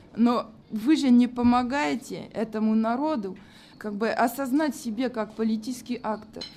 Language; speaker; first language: Russian; non-native, fluent; French